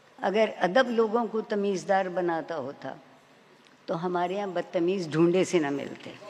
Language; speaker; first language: Urdu; native; Urdu